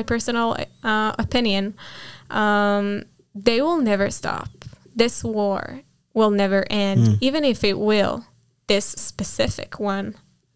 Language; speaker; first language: English; non-native, fluent; Hebrew